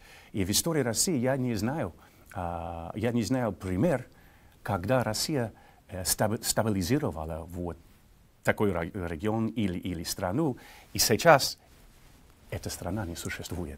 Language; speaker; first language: Russian; non-native, fluent; English